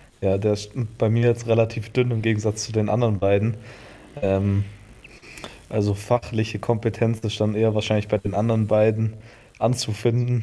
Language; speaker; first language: German; native; German